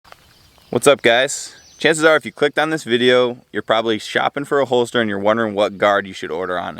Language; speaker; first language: English; native; English